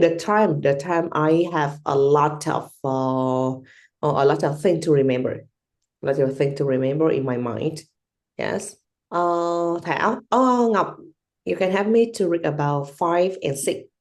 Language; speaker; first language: English; non-native, learner; Vietnamese